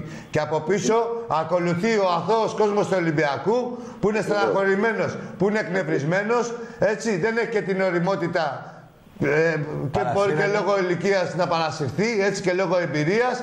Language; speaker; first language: Greek; native; Greek